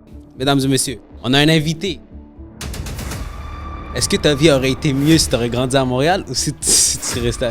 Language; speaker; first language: French; native; French